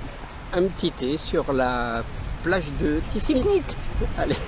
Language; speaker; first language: French; native; French